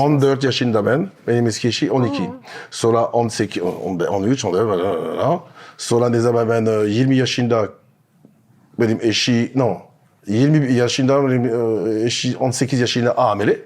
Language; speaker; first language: Turkish; non-native, learner; French